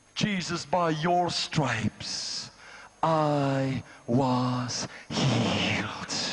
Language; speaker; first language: English; non-native, local second language; Afrikaans